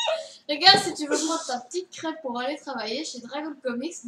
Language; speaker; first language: French; native; French